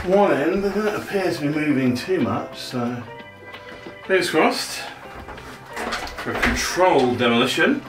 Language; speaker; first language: English; native; English